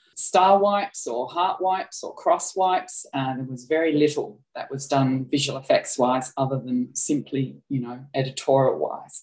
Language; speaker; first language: English; native; English